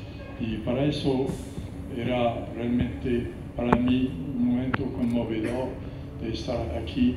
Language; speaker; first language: Spanish; non-native, fluent; French